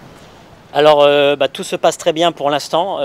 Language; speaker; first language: French; native; French